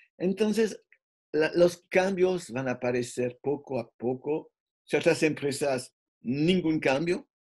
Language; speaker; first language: Spanish; non-native, fluent; French